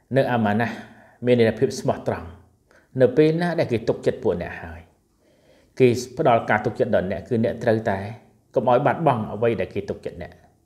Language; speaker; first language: Khmer; non-native, local second language; Eastern Cham